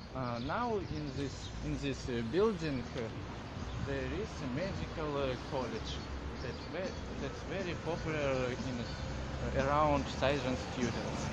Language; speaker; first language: English; non-native, learner; Russian